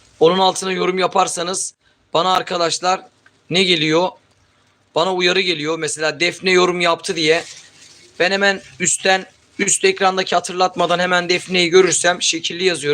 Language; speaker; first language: Turkish; native; Turkish